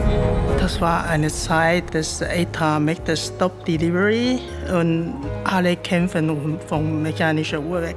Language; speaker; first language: German; non-native, fluent; Chinese